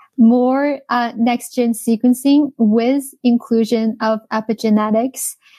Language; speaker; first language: English; non-native, fluent; Chinese